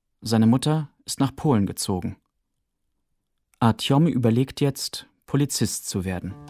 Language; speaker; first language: German; native; German